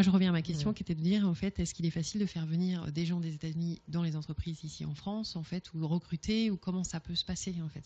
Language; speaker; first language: French; native; French